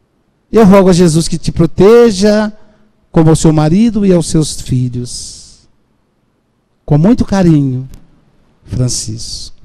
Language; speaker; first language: Portuguese; native; Portuguese